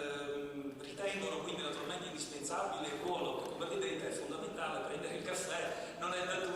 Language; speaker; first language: Italian; native; Italian